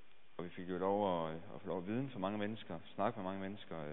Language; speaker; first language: Danish; native; Danish